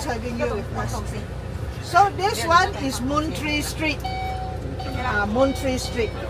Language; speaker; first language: English; non-native, local second language; Chinese